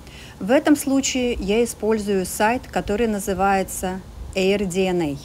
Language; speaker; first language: Russian; native; Russian